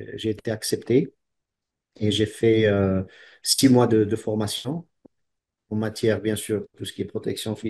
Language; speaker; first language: French; non-native, local second language; Arabic